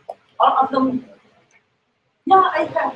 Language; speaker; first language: English; non-native, learner; Indonesian